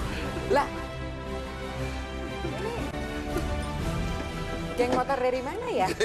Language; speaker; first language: Indonesian; native; Indonesian